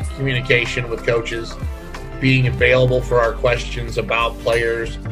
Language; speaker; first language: English; early bilingual, other home language; Arabic